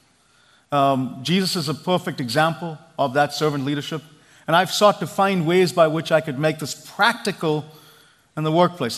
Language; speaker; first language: English; non-native, local second language; Malayalam